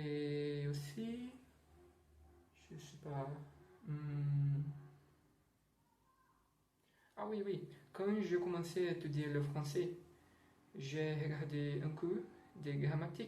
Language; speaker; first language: French; non-native, learner; Portuguese